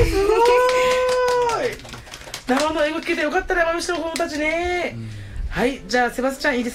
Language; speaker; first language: Japanese; native; Japanese